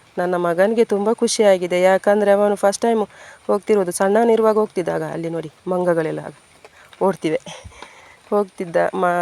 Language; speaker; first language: Kannada; non-native, local second language; Tulu